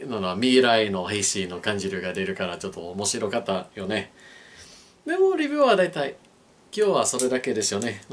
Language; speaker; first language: Japanese; non-native, learner; English